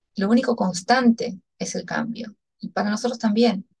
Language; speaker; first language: Spanish; native; Spanish